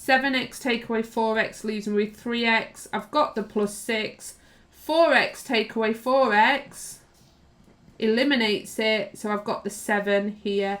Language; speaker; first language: English; native; English